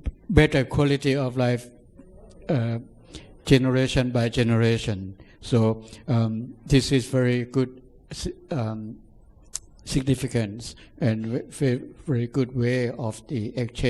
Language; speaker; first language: English; non-native, fluent; Thai